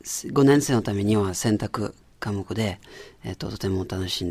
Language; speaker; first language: Japanese; non-native, learner; French